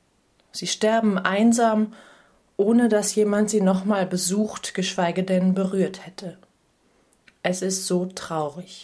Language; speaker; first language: German; native; German